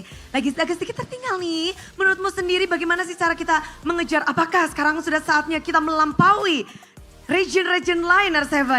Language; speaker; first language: Indonesian; native; Indonesian